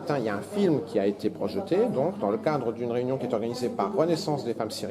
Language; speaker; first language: French; native; French